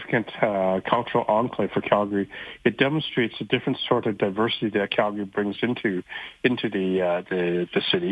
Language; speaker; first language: English; native; English